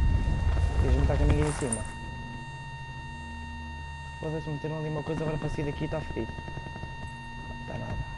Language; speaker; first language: Portuguese; native; Portuguese